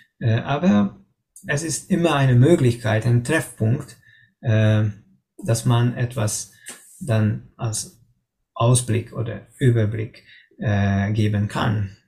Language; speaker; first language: German; non-native, learner; Hungarian